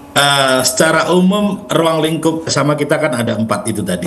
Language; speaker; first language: Indonesian; native; Indonesian